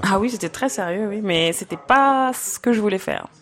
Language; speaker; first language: French; non-native, fluent; English